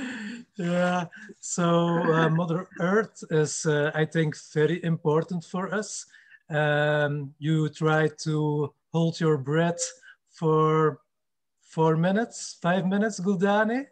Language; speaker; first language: English; non-native, fluent; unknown